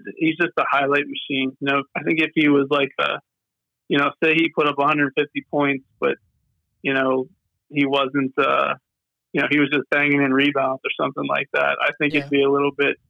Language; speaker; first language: English; native; English